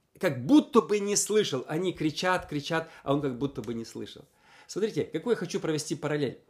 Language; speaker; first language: Russian; native; Russian